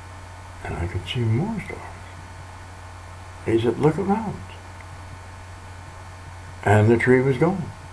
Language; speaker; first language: English; native; English